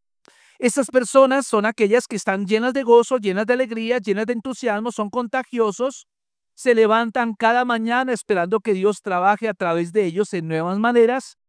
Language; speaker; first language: Spanish; native; Spanish